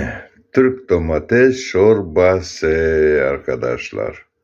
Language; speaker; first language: Turkish; non-native, learner; Russian